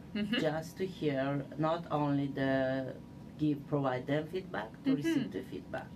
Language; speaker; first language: English; non-native, fluent; Uzbek